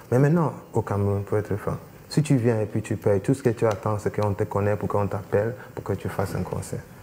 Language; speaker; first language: French; non-native, local second language; English